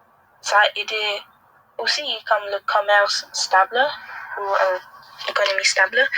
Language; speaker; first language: French; non-native, learner; English